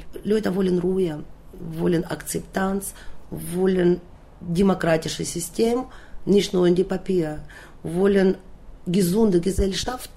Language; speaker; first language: German; non-native, learner; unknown